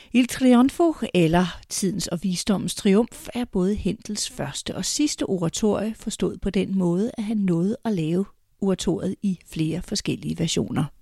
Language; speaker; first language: Danish; native; Danish